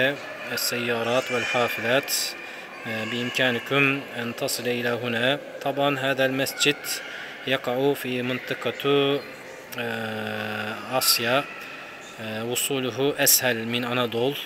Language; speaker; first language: Arabic; non-native, fluent; Turkish